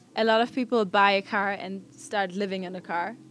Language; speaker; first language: English; non-native, fluent; German